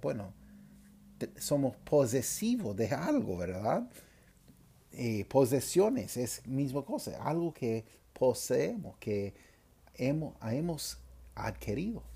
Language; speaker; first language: Spanish; non-native, fluent; English